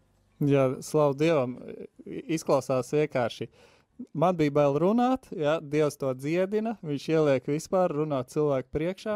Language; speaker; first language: Latvian; native; Latvian